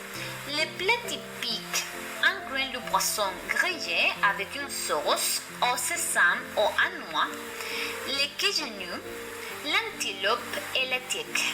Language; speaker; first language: French; non-native, learner; Spanish